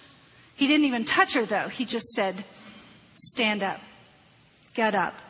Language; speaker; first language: English; native; English